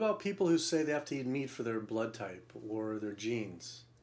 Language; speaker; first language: English; native; English